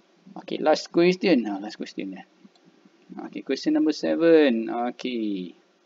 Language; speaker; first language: English; non-native, local second language; Malay